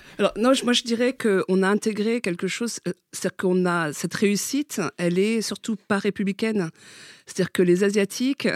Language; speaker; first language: French; early bilingual, other home language; Vietnamese